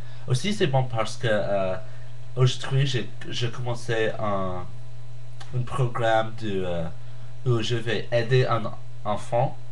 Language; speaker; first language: French; non-native, learner; English